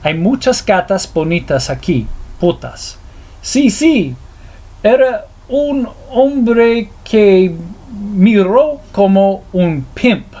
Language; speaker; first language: Spanish; non-native, learner; English